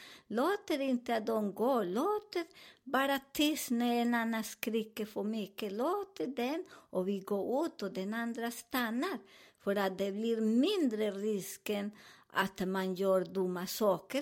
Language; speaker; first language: Swedish; non-native, learner; Spanish